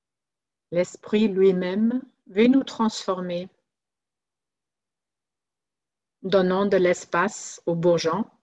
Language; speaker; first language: French; non-native, fluent; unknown